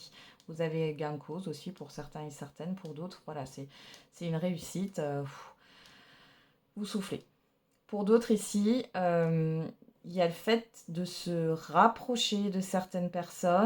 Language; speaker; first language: French; native; French